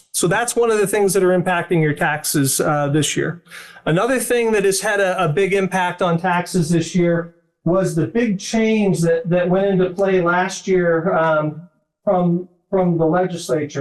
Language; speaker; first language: English; native; English